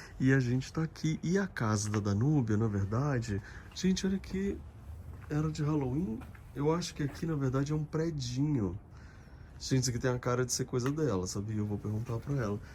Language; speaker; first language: Portuguese; native; Portuguese